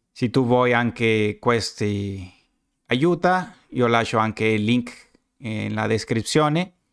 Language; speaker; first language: Italian; non-native, learner; Spanish